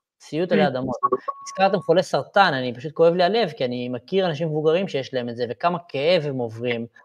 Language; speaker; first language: Hebrew; non-native, local second language; Arabic